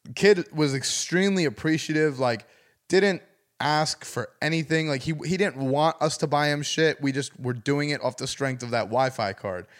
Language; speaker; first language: English; native; English